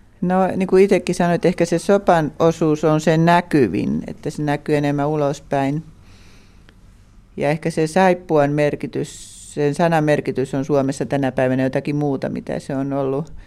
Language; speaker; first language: Finnish; native; Finnish